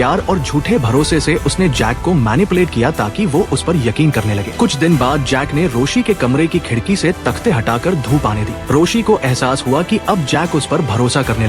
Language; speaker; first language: Hindi; native; Hindi